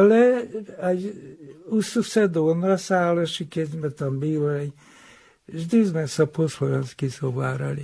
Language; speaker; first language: Slovak; non-native, local second language; Hungarian